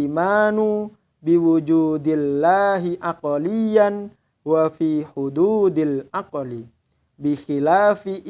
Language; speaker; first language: Arabic; non-native, fluent; Indonesian